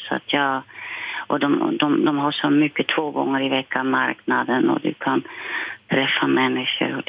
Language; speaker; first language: Swedish; non-native, fluent; Dutch